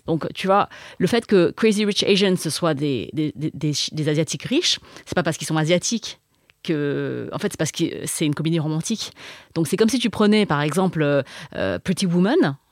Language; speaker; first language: French; early bilingual, other home language; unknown